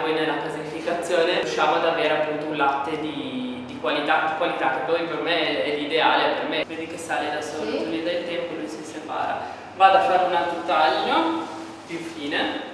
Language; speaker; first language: Italian; native; Italian